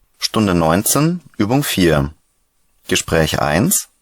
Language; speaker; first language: German; non-native, fluent; Ukrainian